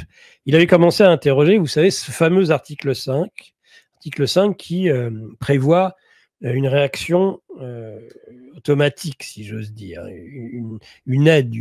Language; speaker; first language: French; native; French